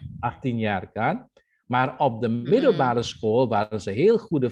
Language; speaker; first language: Dutch; non-native, fluent; Indonesian